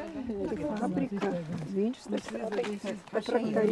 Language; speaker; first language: Latvian; non-native, learner; Russian